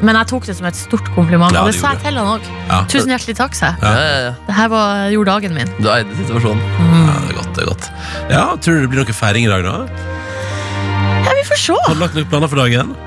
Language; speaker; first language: Norwegian; native; Norwegian